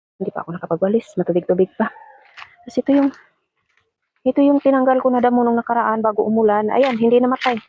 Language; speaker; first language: Filipino; non-native, local second language; Cebuano